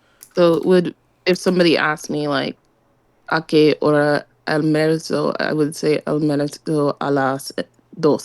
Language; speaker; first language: Spanish; non-native, learner; English